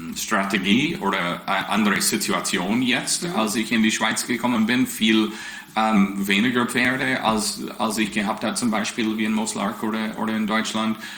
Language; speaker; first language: German; early bilingual, heritage; English